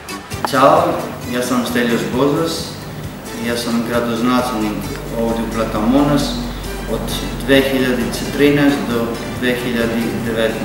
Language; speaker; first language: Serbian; non-native, learner; Greek